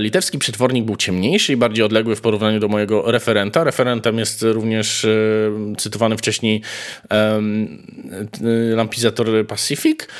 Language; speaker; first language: Polish; native; Polish